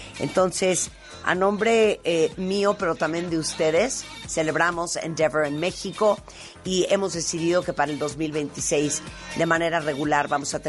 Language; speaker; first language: Spanish; native; Spanish